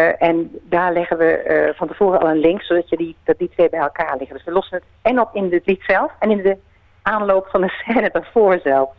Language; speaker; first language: Dutch; native; Dutch